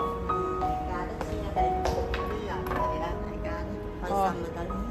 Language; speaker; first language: Cantonese; non-native, learner; Thai